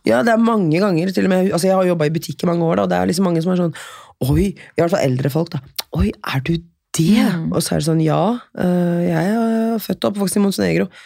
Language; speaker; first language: Norwegian; early bilingual, other home language; Serbian